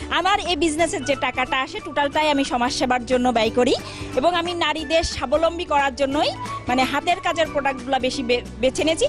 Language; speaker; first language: Bangla; native; Bangla